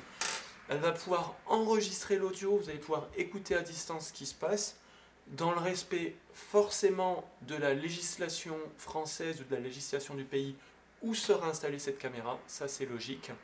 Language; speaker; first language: French; native; French